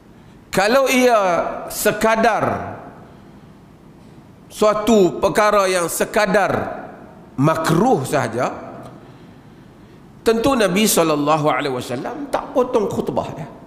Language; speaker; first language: Malay; native; Malay